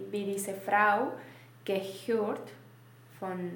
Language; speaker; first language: German; non-native, learner; Spanish